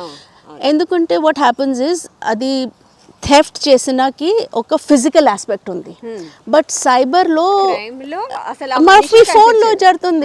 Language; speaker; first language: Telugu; non-native, fluent; Hindi